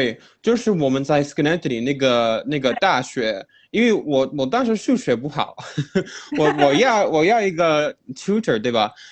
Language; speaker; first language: Chinese; non-native, fluent; English